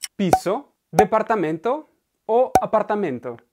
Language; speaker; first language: Russian; non-native, fluent; Spanish